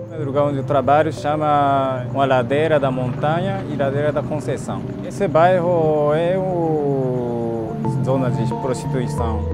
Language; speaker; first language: Portuguese; non-native, fluent; Japanese